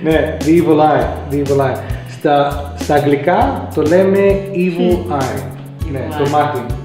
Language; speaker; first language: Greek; early bilingual, heritage; English